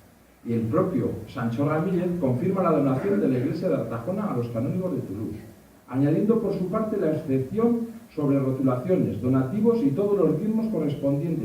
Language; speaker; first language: Spanish; native; Spanish